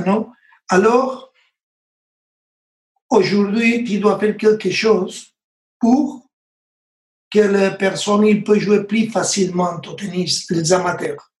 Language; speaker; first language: French; non-native, learner; Spanish